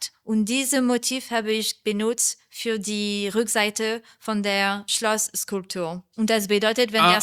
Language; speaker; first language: German; non-native, learner; French